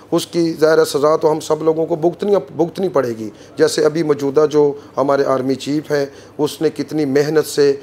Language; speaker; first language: Urdu; non-native, local second language; Punjabi